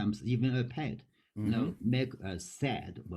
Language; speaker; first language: English; non-native, learner; Chinese